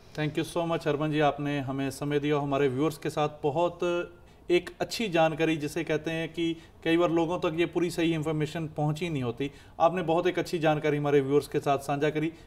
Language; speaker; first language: Hindi; non-native, local second language; Punjabi